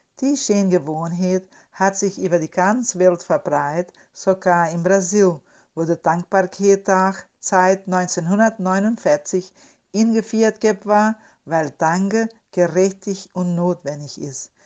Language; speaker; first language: German; non-native, learner; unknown